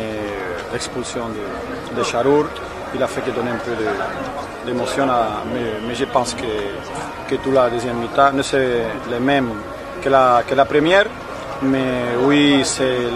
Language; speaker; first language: French; non-native, learner; Spanish